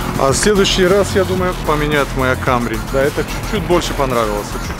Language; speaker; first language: Russian; non-native, learner; Bulgarian